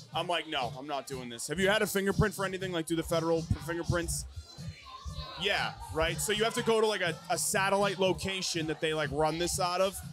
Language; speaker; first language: English; native; English